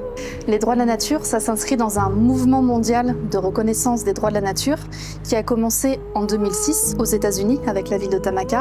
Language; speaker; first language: French; native; French